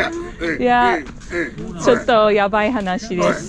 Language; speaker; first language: Japanese; non-native, fluent; English